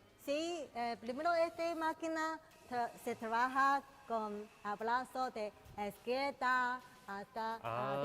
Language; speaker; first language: Spanish; non-native, learner; Chinese